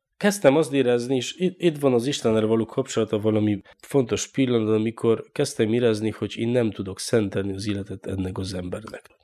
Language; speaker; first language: Hungarian; non-native, learner; Polish